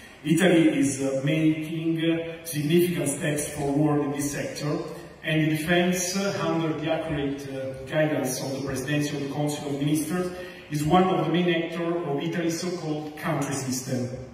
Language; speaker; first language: English; non-native, fluent; Italian